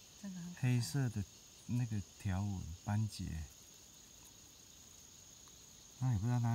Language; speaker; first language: Chinese; native; Chinese